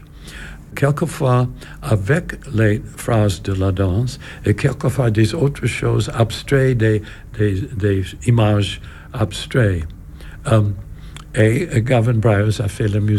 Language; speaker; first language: French; non-native, learner; English